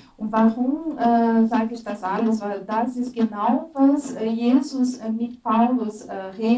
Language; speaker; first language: German; non-native, fluent; Portuguese